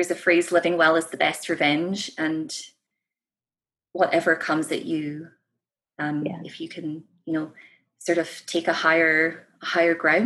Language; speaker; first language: English; native; English